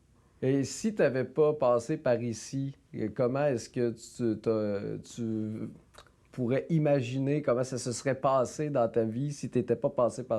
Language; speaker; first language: French; native; French